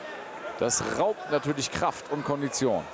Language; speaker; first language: German; native; German